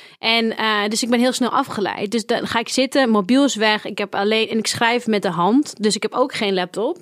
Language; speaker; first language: Dutch; native; Dutch